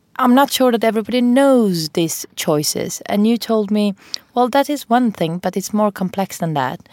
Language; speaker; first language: English; non-native, fluent; Persian